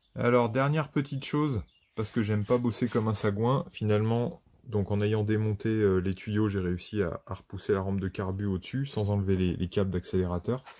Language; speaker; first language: French; native; French